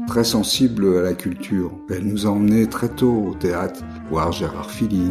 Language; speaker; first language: French; native; French